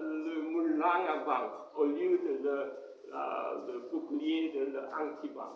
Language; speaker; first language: French; non-native, fluent; Korean